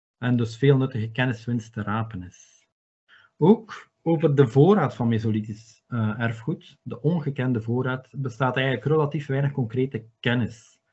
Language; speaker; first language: Dutch; native; Dutch